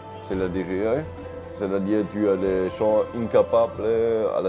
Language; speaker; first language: French; non-native, fluent; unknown